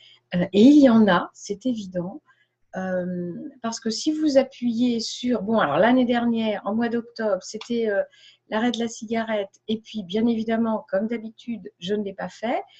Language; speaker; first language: French; native; French